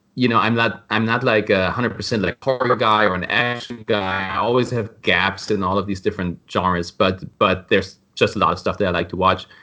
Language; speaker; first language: English; non-native, fluent; German